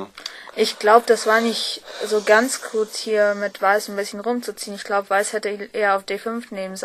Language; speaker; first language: German; native; German